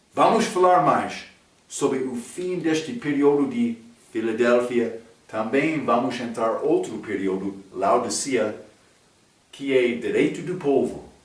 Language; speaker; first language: Portuguese; non-native, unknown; English